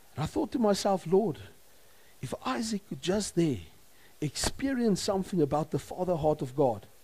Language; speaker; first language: English; non-native, local second language; Afrikaans